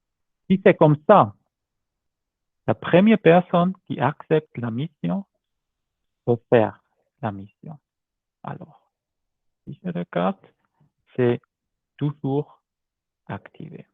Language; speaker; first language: French; non-native, learner; German